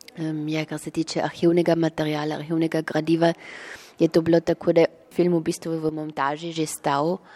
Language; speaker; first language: Slovenian; early bilingual, heritage; Slovenian